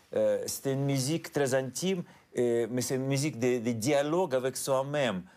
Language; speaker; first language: French; non-native, fluent; Russian